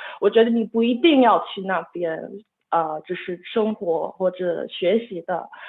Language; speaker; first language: Chinese; non-native, fluent; English